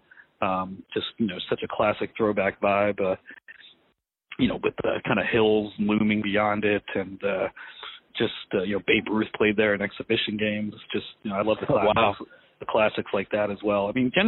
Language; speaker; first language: English; native; English